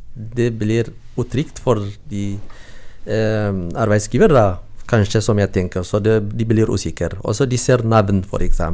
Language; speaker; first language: Norwegian; non-native, learner; Tigrinya